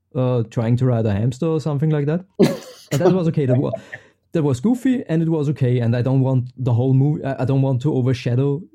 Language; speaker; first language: English; non-native, fluent; German